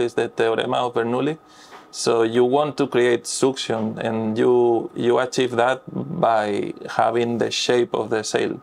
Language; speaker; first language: English; non-native, fluent; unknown